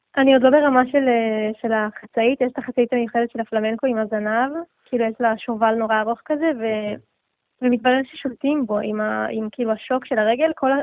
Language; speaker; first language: Hebrew; native; Hebrew